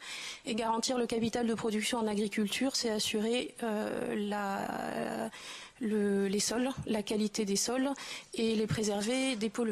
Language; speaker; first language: French; native; French